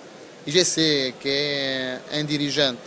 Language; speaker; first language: French; non-native, learner; Italian